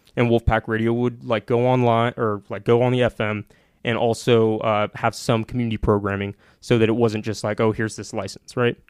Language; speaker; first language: English; native; English